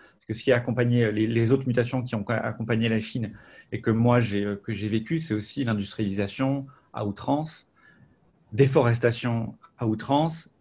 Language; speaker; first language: French; native; French